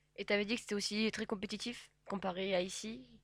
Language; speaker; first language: French; native; French